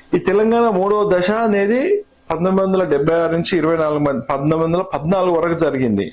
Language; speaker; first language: Telugu; native; Telugu